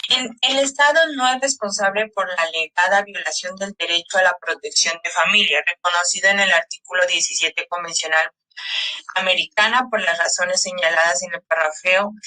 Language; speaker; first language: Spanish; native; Spanish